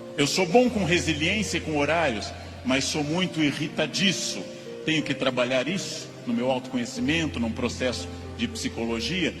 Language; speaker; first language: Portuguese; native; Portuguese